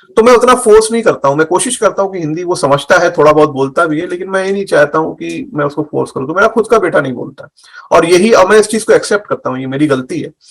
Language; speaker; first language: Hindi; native; Hindi